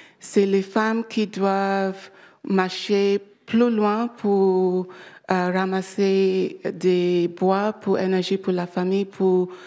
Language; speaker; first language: French; non-native, learner; English